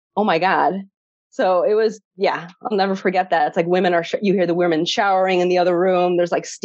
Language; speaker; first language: English; early bilingual, other home language; Polish